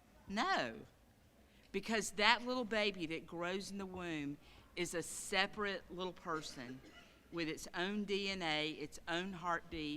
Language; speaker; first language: English; native; English